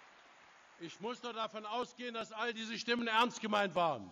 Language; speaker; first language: German; native; German